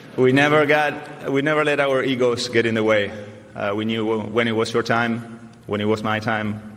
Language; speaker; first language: English; non-native, fluent; Spanish